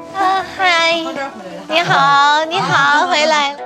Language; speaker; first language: Chinese; early bilingual, heritage; Chinese